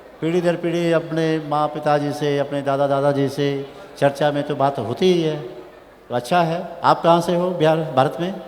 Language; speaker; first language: Hindi; native; Hindi